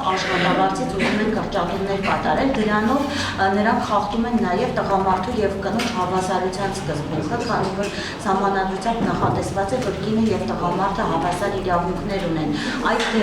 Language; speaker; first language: Armenian; native; Armenian